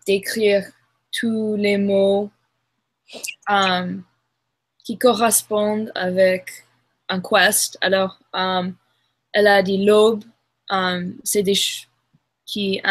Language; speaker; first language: French; non-native, learner; English